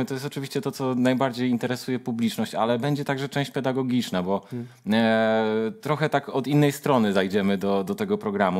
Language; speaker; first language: Polish; native; Polish